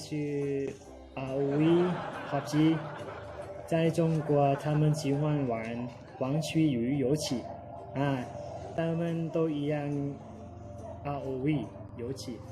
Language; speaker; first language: Chinese; non-native, learner; Lao